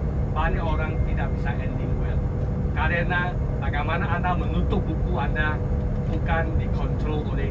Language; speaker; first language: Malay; non-native, local second language; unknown